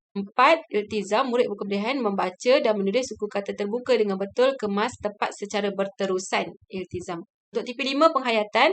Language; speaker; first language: Malay; native; Malay